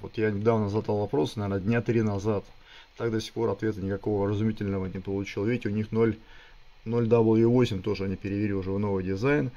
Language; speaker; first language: Russian; native; Russian